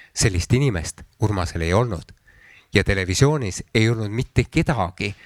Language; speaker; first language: Estonian; native; Estonian